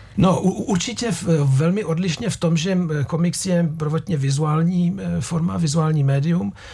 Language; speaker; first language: Czech; native; Czech